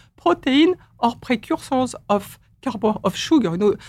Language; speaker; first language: English; non-native, fluent; French